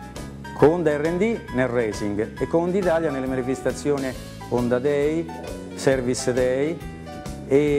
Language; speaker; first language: Italian; native; Italian